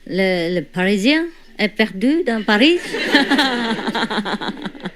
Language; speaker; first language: French; non-native, learner; Vietnamese